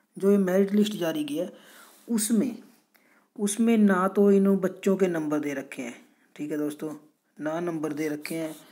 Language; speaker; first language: Hindi; non-native, local second language; Punjabi